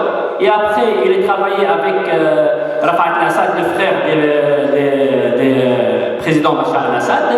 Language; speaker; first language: French; non-native, fluent; Arabic